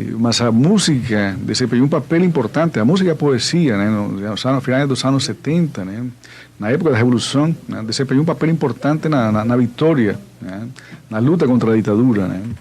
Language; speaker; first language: Portuguese; non-native, fluent; Spanish